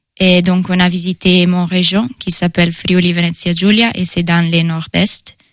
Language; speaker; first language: French; non-native, fluent; Italian